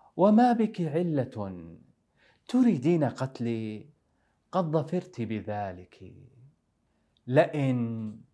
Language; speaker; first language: Arabic; native; Arabic